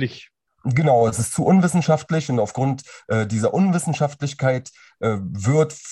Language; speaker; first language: German; native; German